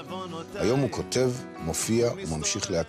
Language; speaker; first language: Hebrew; native; Hebrew